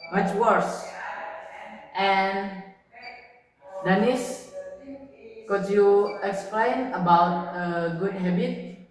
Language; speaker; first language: English; non-native, learner; Indonesian